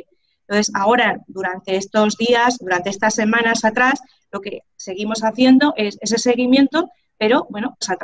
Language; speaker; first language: Spanish; native; Spanish